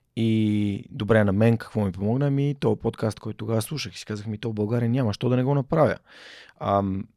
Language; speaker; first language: Bulgarian; native; Bulgarian